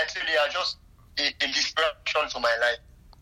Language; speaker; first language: English; non-native, local second language; Krio